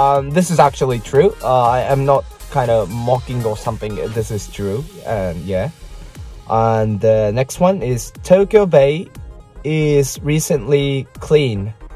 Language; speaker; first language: English; non-native, fluent; Japanese